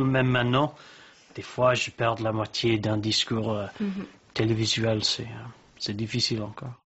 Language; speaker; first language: French; non-native, fluent; English